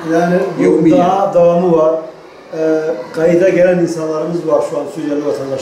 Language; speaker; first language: Turkish; native; Turkish